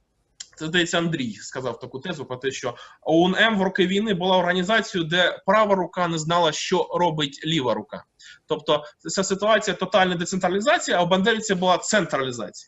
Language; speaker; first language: Ukrainian; native; Ukrainian